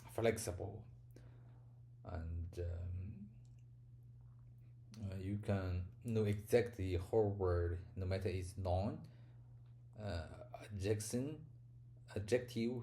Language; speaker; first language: English; non-native, learner; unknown